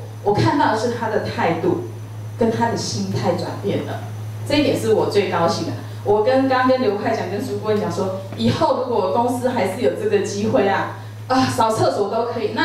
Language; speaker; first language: Chinese; native; Chinese